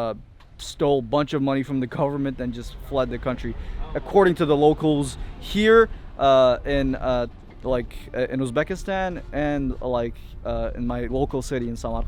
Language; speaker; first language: English; early bilingual, heritage; English